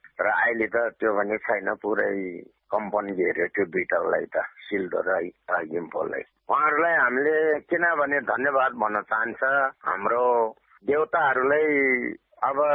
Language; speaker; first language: Nepali; non-native, local second language; Gurung